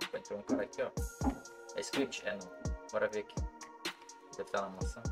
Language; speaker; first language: Portuguese; native; Portuguese